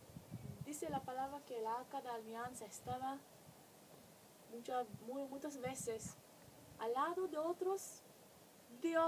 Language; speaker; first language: Spanish; non-native, fluent; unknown